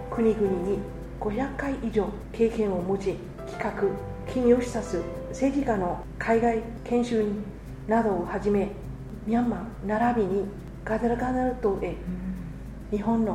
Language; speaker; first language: Japanese; non-native, fluent; Burmese